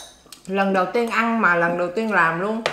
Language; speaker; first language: Vietnamese; native; Vietnamese